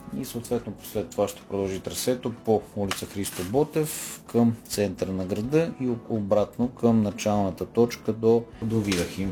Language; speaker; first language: Bulgarian; native; Bulgarian